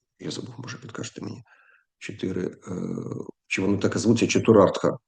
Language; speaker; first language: Ukrainian; non-native, local second language; Russian